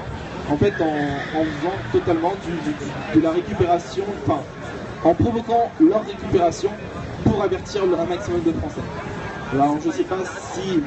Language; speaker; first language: French; native; French